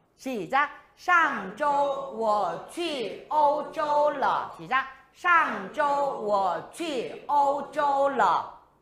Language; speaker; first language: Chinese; non-native, fluent; Korean